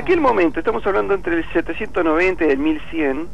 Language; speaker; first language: Spanish; native; Spanish